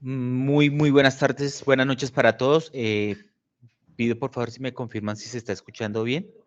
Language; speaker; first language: Spanish; native; Spanish